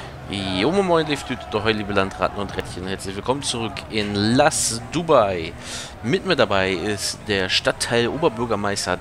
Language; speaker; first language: German; native; German